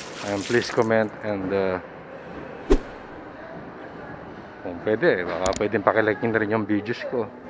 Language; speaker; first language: English; non-native, local second language; Filipino